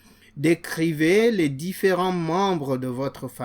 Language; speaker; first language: French; non-native, fluent; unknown